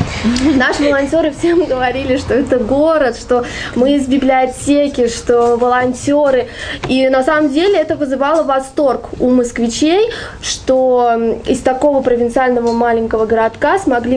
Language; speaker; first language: Russian; native; Russian